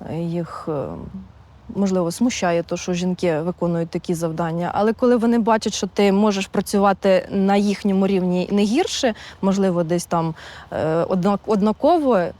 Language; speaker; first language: Ukrainian; native; Ukrainian